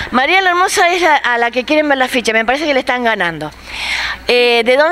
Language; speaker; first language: Spanish; native; Spanish